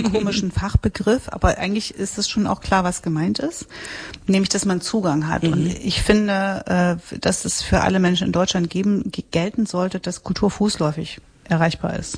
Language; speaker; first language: German; native; German